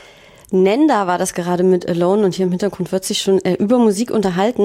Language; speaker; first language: German; native; German